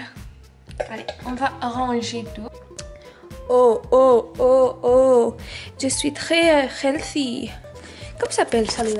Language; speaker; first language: French; non-native, learner; Spanish